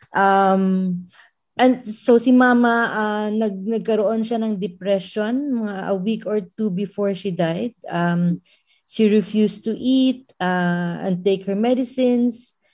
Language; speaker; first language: Filipino; non-native, local second language; Hiligaynon